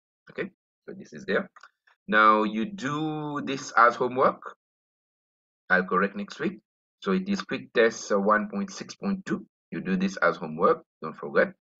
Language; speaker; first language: English; non-native, local second language; Morisyen